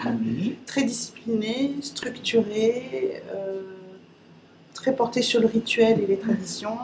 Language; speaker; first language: French; non-native, fluent; Vietnamese